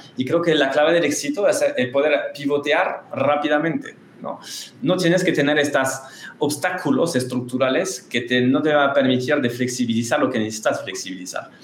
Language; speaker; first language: Spanish; non-native, fluent; French